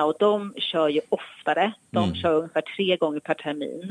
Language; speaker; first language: Swedish; native; Swedish